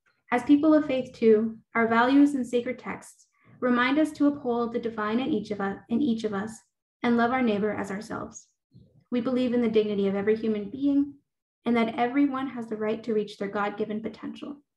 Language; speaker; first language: English; native; English